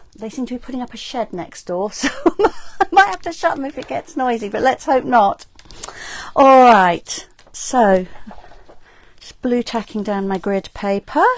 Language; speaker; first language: English; native; English